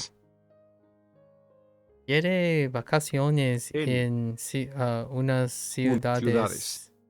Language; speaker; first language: Spanish; non-native, learner; English